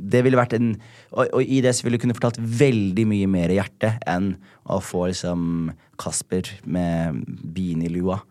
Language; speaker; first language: Norwegian; early bilingual, other home language; Somali